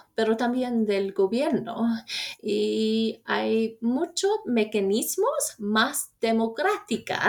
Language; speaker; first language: Spanish; non-native, fluent; English